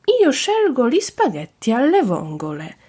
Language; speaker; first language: Italian; non-native, fluent; Polish